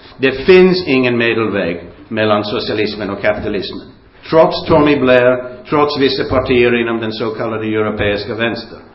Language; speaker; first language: Swedish; non-native, fluent; English